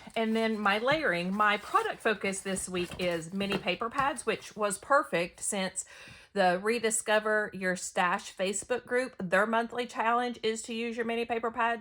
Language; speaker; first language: English; native; English